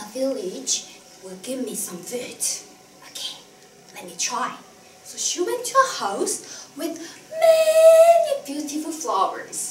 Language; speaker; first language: English; non-native, fluent; Korean